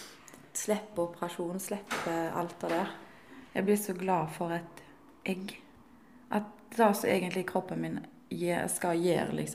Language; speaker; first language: Norwegian; native; Norwegian